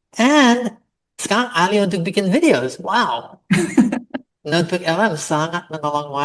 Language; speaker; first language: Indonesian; non-native, fluent; English